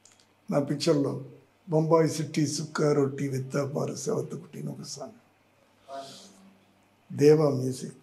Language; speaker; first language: Telugu; non-native, learner; Tamil